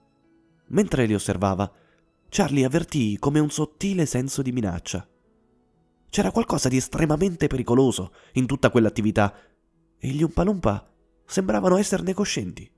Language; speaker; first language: Italian; native; Italian